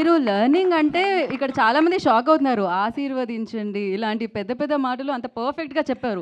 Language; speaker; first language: Telugu; native; Telugu